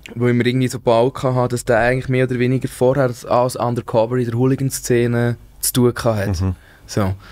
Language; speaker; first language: German; native; German